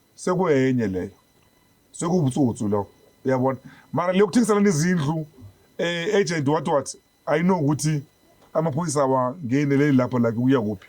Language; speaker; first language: Zulu; native; Zulu